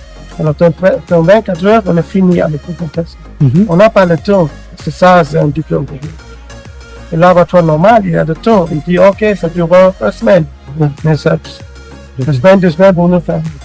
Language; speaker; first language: French; non-native, learner; German